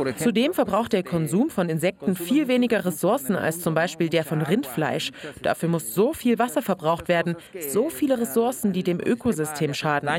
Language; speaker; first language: German; native; German